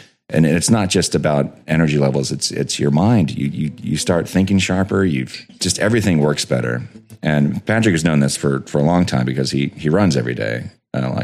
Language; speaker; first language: English; native; English